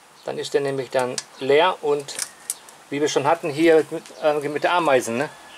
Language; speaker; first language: German; native; German